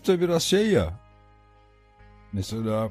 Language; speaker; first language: Turkish; native; Turkish